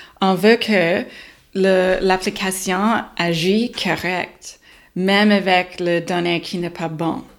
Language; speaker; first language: French; non-native, learner; English